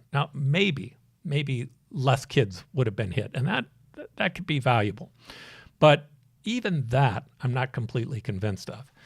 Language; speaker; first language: English; native; English